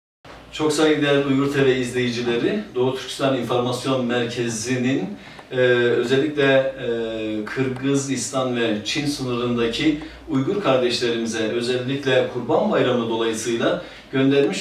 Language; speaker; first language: Turkish; native; Turkish